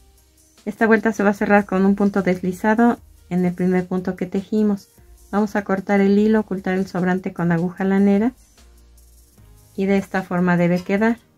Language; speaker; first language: Spanish; native; Spanish